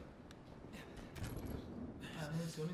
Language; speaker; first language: Italian; native; Italian